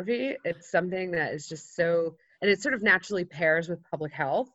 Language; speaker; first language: English; native; English